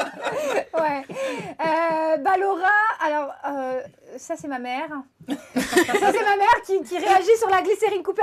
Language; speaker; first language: French; native; French